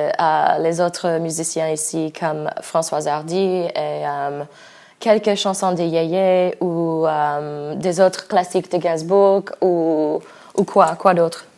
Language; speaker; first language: French; non-native, learner; English